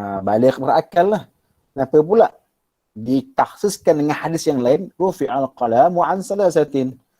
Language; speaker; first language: Malay; native; Malay